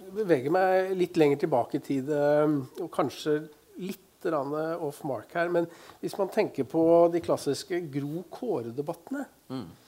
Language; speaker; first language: Norwegian; native; Norwegian